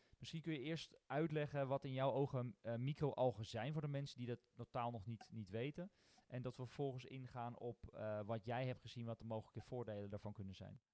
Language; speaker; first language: Dutch; native; Dutch